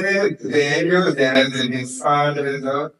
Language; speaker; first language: Spanish; non-native, fluent; Portuguese